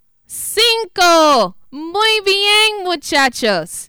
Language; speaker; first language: Spanish; non-native, fluent; English